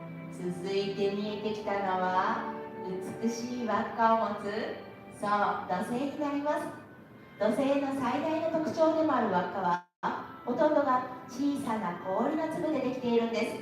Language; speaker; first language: Japanese; native; Japanese